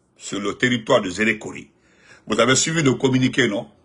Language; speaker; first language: French; non-native, local second language; Fula